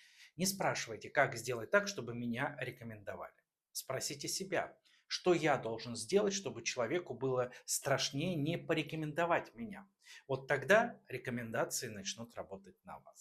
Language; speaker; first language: Russian; native; Russian